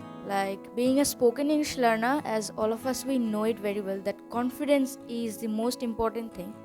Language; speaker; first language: English; non-native, learner; Bangla